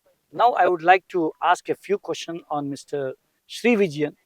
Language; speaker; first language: English; non-native, local second language; Telugu